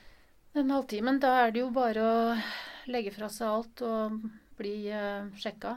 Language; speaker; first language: Norwegian; native; Norwegian